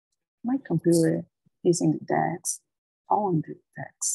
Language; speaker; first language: English; non-native, learner; Spanish